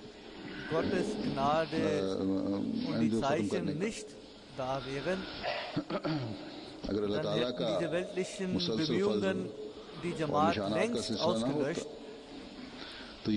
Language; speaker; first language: German; non-native, fluent; Urdu